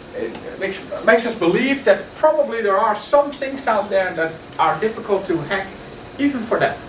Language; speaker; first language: English; non-native, fluent; Dutch